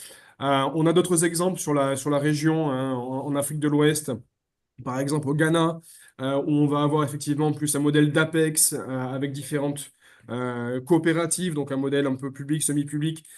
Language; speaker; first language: French; native; French